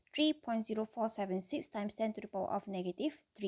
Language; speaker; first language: English; non-native, local second language; Malay